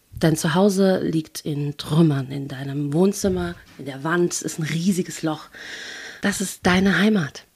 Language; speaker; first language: German; native; German